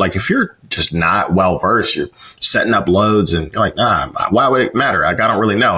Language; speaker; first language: English; native; English